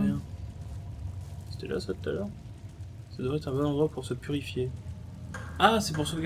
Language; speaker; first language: French; native; French